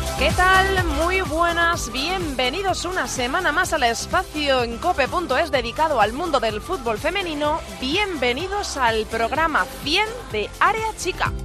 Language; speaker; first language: Spanish; native; Spanish